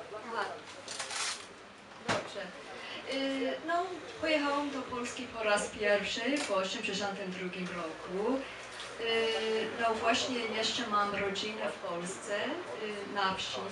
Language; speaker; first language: Polish; non-native, fluent; English